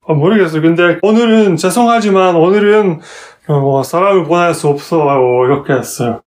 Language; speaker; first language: Korean; non-native, fluent; Hungarian